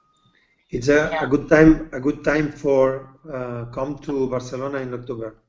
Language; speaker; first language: English; non-native, learner; Spanish